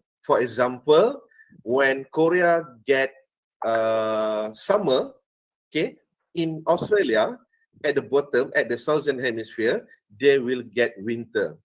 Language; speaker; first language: English; non-native, fluent; Malay